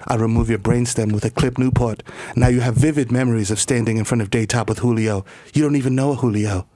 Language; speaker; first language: English; early bilingual, other home language; Spanish